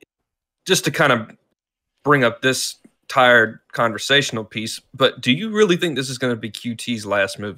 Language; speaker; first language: English; native; English